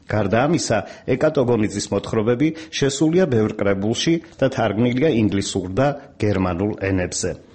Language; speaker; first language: Georgian; native; Georgian